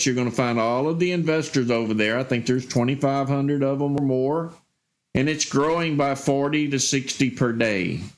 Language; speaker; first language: English; native; English